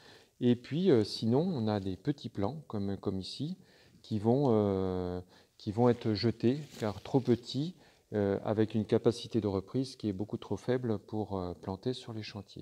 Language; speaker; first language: French; native; French